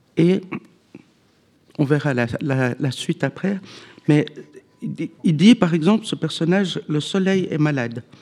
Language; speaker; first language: French; native; French